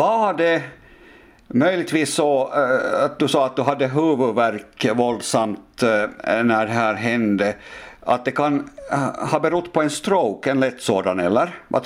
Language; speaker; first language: Swedish; native; Swedish